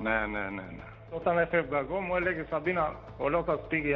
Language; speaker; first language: Greek; non-native, learner; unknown